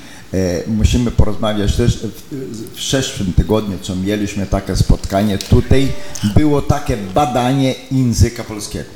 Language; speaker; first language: Polish; early bilingual, heritage; Polish